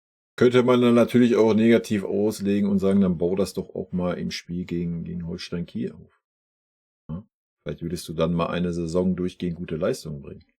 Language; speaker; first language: German; native; German